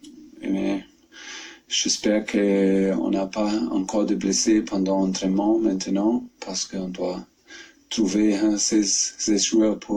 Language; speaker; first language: French; non-native, fluent; German